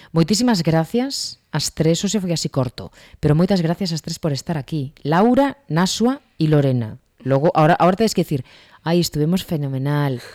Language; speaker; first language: Galician; non-native, local second language; Spanish